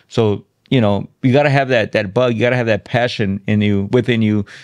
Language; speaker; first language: English; native; English